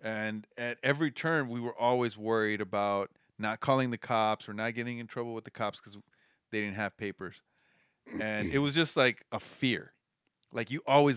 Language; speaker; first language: English; early bilingual, other home language; Spanish